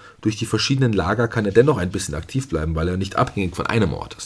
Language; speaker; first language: German; native; German